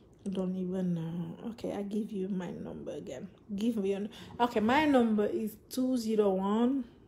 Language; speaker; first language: English; non-native, learner; Wolof